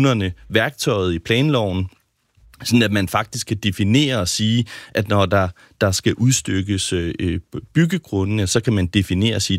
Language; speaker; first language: Danish; native; Danish